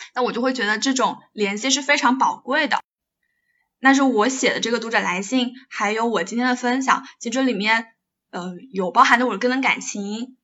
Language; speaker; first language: Chinese; native; Chinese